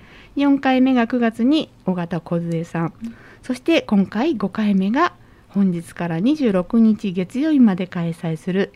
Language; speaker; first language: Japanese; native; Japanese